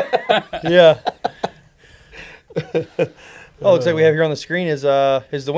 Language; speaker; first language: English; native; English